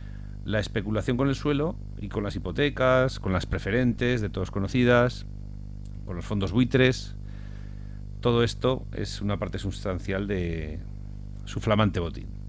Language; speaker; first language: Spanish; native; Spanish